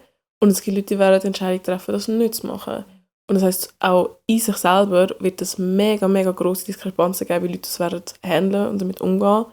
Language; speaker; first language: German; early bilingual, other home language; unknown